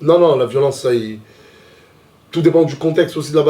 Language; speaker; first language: French; native; French